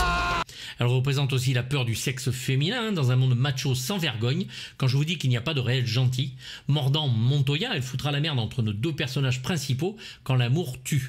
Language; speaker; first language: French; native; French